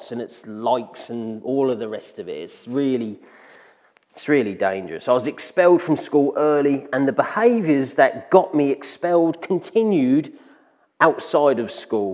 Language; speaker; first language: English; native; English